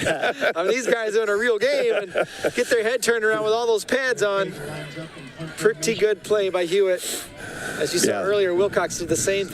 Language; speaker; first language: English; native; English